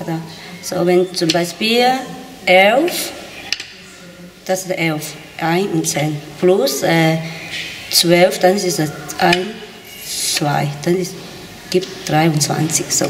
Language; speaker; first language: German; non-native, learner; Chinese